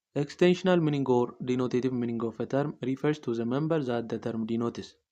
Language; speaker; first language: English; non-native, local second language; Amharic